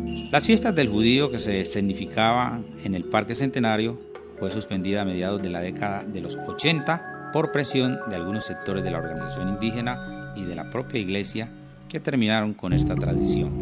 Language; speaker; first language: Spanish; native; Spanish